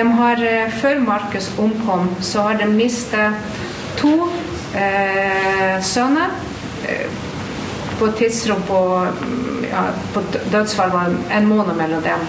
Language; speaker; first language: Norwegian; non-native, fluent; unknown